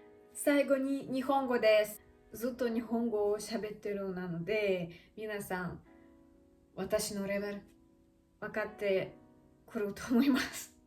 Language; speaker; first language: Japanese; non-native, learner; Russian